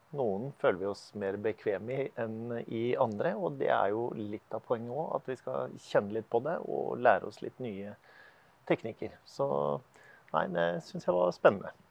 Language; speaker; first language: Norwegian; native; Norwegian